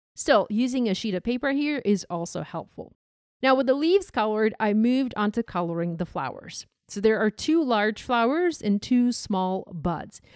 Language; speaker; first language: English; non-native, fluent; Ukrainian